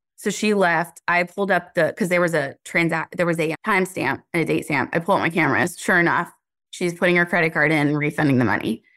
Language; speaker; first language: English; native; English